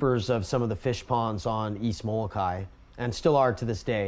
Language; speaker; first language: English; native; English